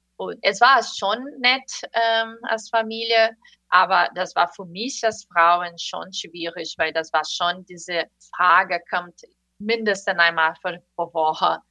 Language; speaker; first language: German; non-native, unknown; Portuguese